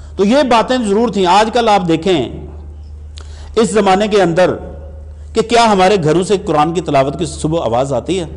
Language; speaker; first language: Urdu; non-native, local second language; Punjabi